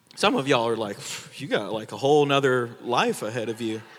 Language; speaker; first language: English; early bilingual, other home language; Filipino